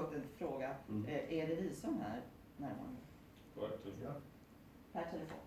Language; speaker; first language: Swedish; native; Swedish